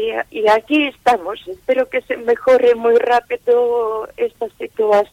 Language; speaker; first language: Spanish; non-native, fluent; Ukrainian